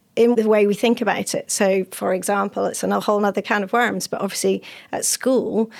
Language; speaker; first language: English; native; English